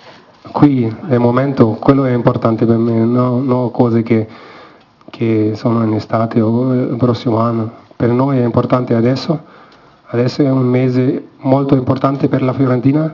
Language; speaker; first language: Italian; non-native, learner; German